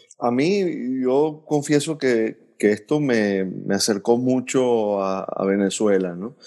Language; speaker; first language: Spanish; native; Spanish